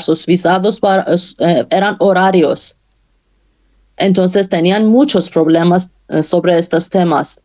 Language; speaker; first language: Spanish; non-native, fluent; Persian